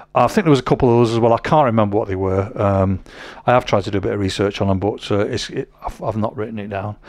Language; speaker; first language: English; native; English